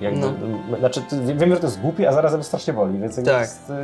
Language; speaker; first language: Polish; native; Polish